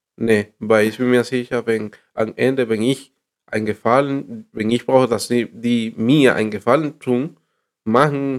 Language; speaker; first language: German; non-native, learner; Spanish